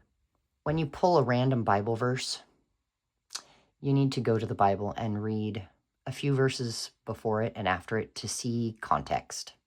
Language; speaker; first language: English; native; English